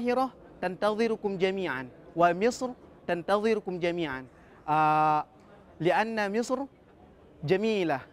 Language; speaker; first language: Arabic; non-native, fluent; Indonesian